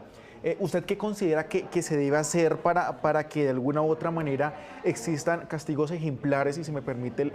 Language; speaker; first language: Spanish; native; Spanish